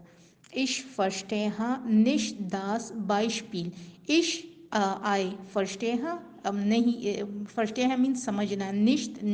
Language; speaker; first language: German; non-native, learner; Urdu